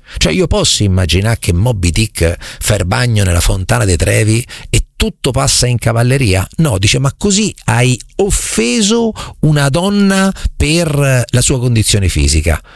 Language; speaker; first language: Italian; native; Italian